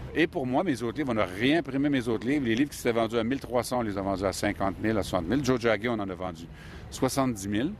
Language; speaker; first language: French; native; French